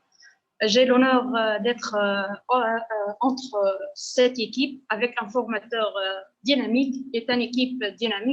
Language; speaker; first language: French; non-native, local second language; Arabic